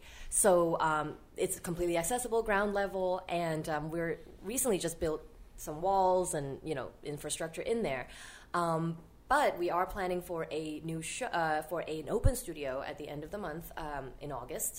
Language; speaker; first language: English; non-native, local second language; Cantonese